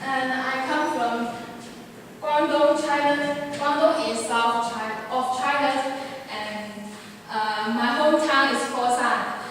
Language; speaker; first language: English; non-native, learner; Chinese